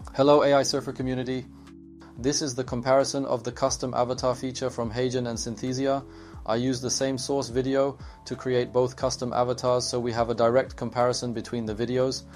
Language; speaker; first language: English; non-native, fluent; German